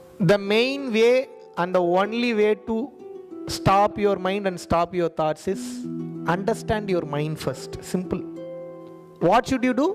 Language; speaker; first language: English; non-native, local second language; Tamil